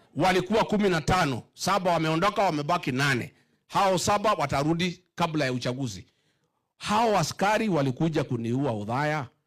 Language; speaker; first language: Swahili; non-native, local second language; Kikuyu